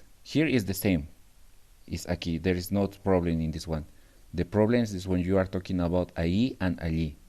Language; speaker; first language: English; non-native, learner; Spanish